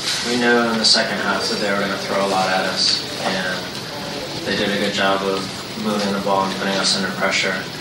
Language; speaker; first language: English; native; English